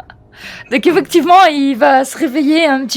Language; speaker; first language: French; native; French